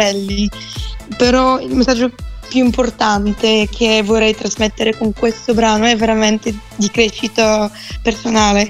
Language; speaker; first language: Italian; non-native, fluent; Bulgarian